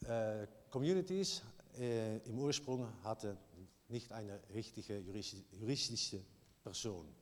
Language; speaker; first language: German; non-native, learner; Dutch